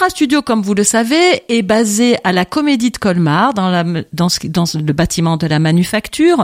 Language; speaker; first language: French; native; French